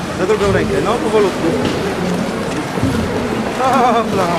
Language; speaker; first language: Polish; native; Polish